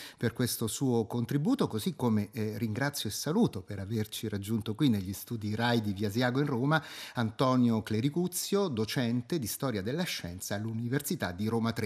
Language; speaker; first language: Italian; native; Italian